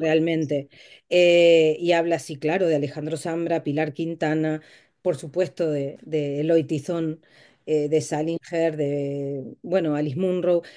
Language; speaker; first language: Spanish; native; Spanish